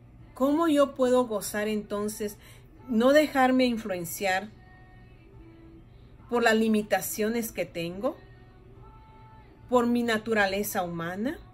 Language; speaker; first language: Spanish; native; Spanish